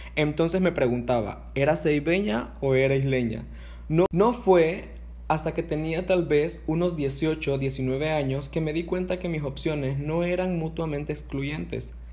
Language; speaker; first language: Spanish; non-native, local second language; English